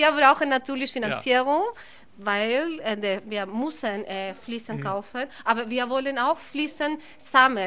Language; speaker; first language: German; non-native, learner; Spanish